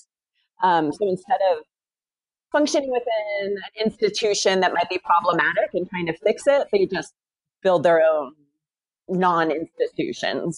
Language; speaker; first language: English; native; English